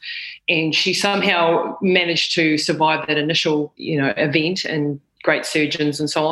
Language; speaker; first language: English; native; English